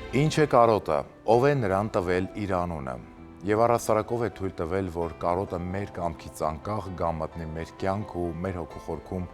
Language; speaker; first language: Armenian; native; Armenian